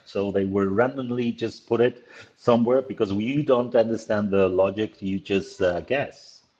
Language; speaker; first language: English; non-native, fluent; Spanish